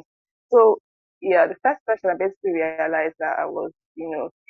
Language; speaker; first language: English; non-native, local second language; Igbo